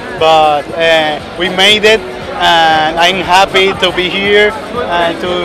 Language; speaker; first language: English; non-native, learner; Spanish